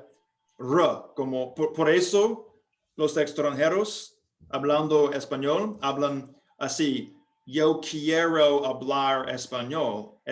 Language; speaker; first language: Spanish; non-native, fluent; English